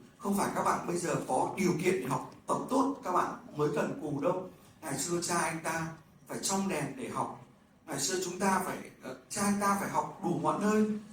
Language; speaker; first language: Vietnamese; native; Vietnamese